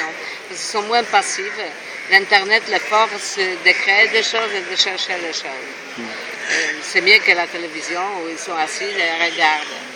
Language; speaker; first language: French; non-native, fluent; Polish